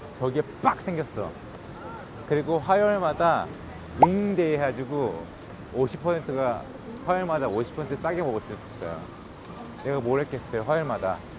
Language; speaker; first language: Korean; native; Korean